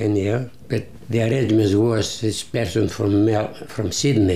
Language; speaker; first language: English; non-native, learner; Greek